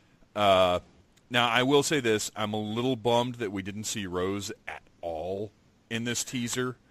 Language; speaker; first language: English; native; English